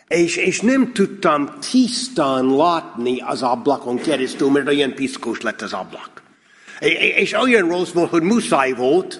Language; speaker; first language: Hungarian; non-native, fluent; English